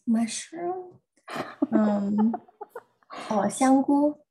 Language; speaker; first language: Chinese; early bilingual, heritage; Chinese